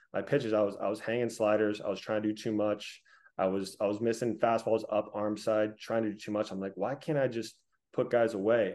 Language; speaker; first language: English; native; English